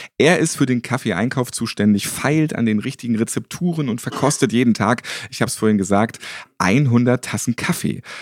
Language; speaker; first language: German; native; German